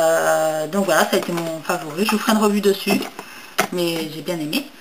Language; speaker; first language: French; native; French